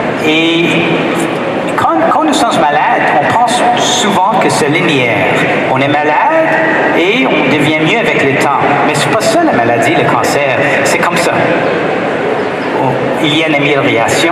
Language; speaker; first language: French; non-native, fluent; English